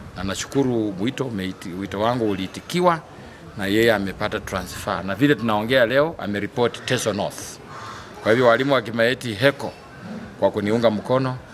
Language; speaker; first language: Swahili; non-native, local second language; Luyia